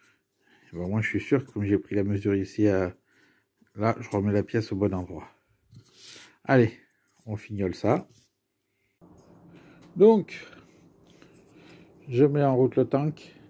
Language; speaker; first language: French; native; French